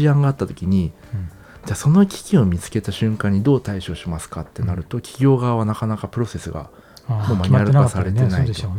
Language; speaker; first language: Japanese; native; Japanese